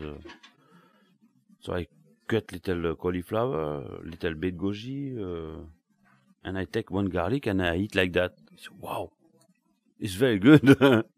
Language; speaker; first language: English; non-native, learner; French